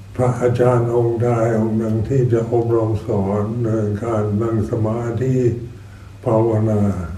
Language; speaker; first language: Thai; non-native, fluent; English